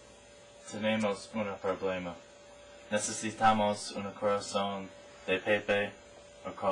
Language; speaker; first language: Spanish; non-native, learner; English